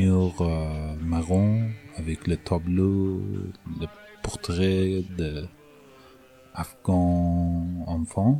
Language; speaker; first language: French; non-native, learner; Persian